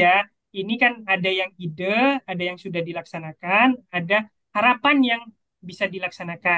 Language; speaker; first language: Indonesian; native; Indonesian